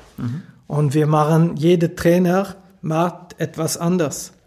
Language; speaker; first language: German; non-native, local second language; French